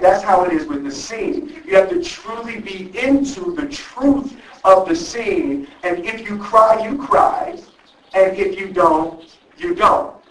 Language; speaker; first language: English; native; English